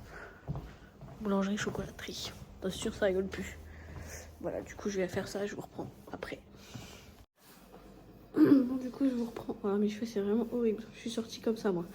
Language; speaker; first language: French; native; French